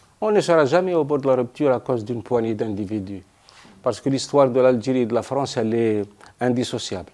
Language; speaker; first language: French; non-native, local second language; Arabic